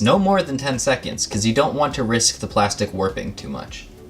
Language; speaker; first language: English; native; English